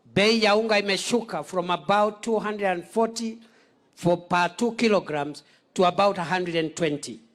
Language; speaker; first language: English; non-native, local second language; Swahili